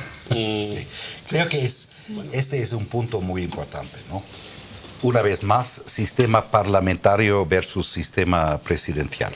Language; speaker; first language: Spanish; non-native, fluent; German